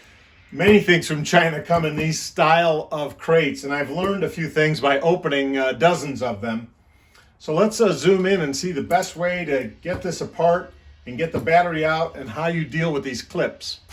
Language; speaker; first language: English; native; English